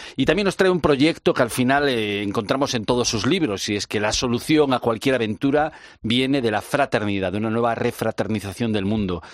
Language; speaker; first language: Spanish; native; Spanish